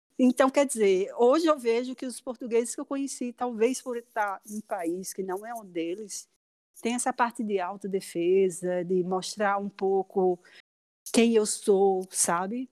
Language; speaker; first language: Portuguese; native; Portuguese